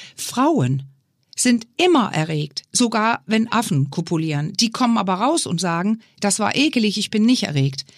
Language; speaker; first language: German; non-native, fluent; Danish